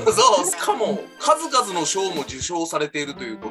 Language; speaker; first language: Japanese; native; Japanese